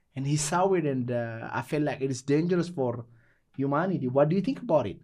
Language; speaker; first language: English; non-native, local second language; Amharic